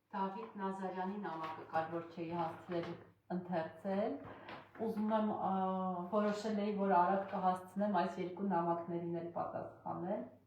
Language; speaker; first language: Armenian; native; Armenian